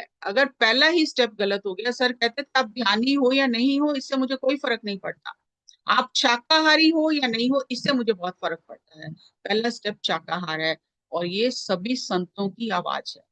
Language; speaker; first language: Hindi; native; Hindi